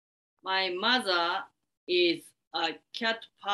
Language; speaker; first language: English; non-native, learner; Japanese